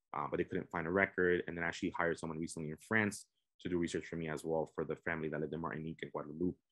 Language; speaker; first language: English; native; English